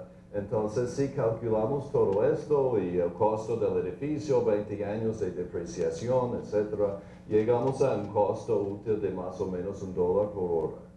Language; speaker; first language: Spanish; non-native, fluent; English